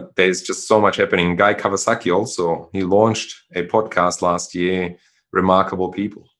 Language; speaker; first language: English; non-native, fluent; German